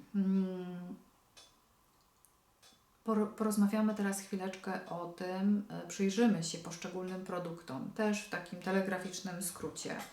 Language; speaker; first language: Polish; native; Polish